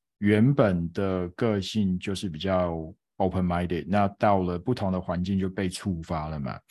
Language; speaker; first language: Chinese; native; Chinese